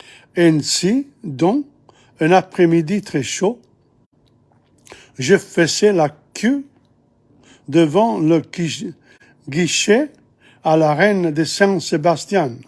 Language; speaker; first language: French; non-native, fluent; English